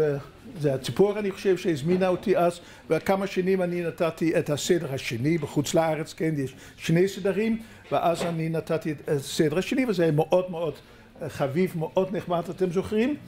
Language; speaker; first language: Hebrew; non-native, fluent; Dutch